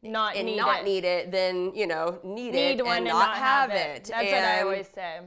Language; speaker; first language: English; native; English